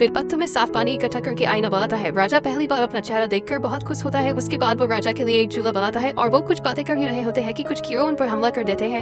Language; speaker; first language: Hindi; native; Hindi